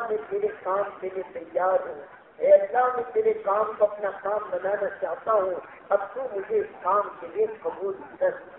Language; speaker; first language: Urdu; native; Urdu